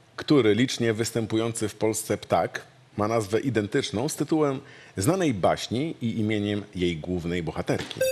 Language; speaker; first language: Polish; native; Polish